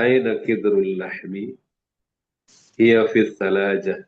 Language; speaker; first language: Arabic; non-native, learner; Indonesian